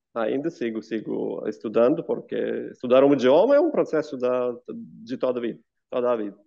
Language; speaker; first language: Portuguese; non-native, fluent; Russian